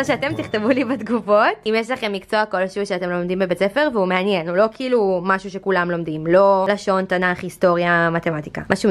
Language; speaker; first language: Hebrew; native; Hebrew